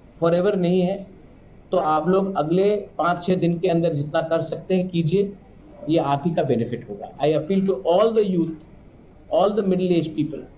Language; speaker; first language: Hindi; non-native, local second language; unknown